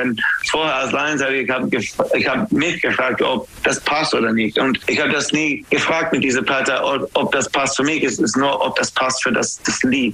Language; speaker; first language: German; non-native, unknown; English